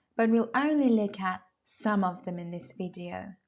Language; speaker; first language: English; non-native, fluent; Persian